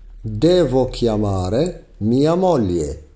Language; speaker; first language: Italian; non-native, fluent; Arabic